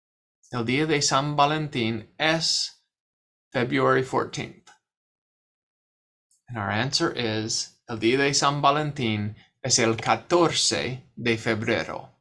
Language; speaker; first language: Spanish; non-native, fluent; English